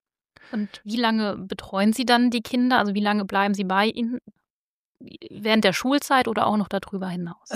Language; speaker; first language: German; native; German